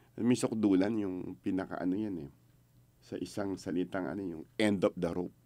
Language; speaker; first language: Filipino; native; Filipino